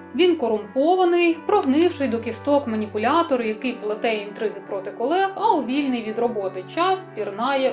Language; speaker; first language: Ukrainian; native; Ukrainian